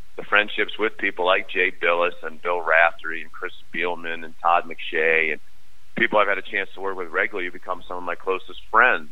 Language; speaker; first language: English; native; English